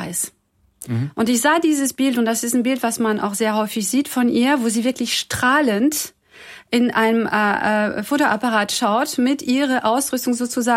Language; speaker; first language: German; non-native, fluent; French